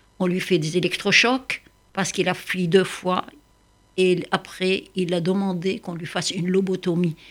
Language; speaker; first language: French; non-native, local second language; Arabic